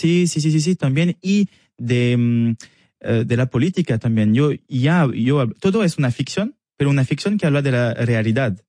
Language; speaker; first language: Spanish; non-native, learner; French